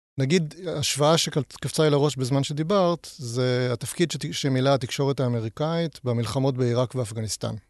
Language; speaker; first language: Hebrew; native; Hebrew